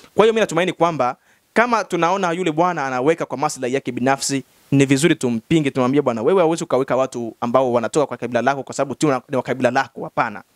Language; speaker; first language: Swahili; native; Swahili